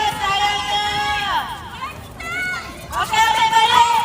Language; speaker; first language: Malay; native; Malay